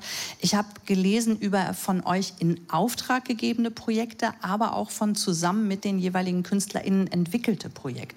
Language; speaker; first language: German; native; German